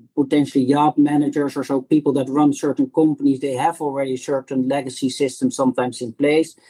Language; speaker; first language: English; non-native, fluent; Dutch